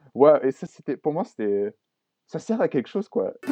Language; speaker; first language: French; non-native, fluent; German